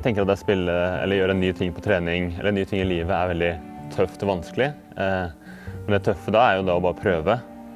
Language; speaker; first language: Norwegian; native; Norwegian